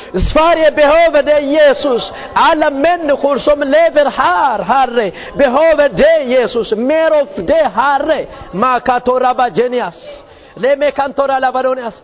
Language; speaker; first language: Swedish; non-native, fluent; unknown